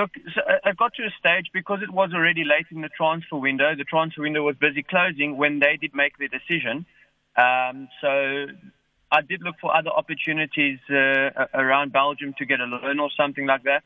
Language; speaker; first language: English; native; English